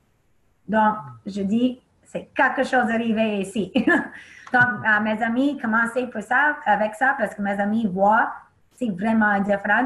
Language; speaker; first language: French; non-native, learner; English